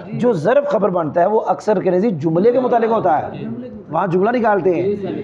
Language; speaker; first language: Urdu; non-native, local second language; Punjabi